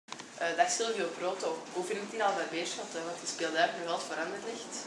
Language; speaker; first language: Dutch; native; Dutch